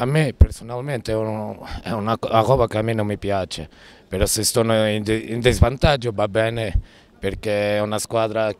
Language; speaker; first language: Italian; non-native, fluent; Portuguese